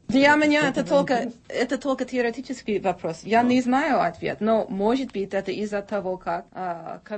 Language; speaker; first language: Russian; non-native, fluent; English